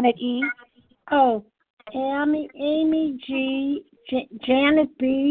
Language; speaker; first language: English; native; English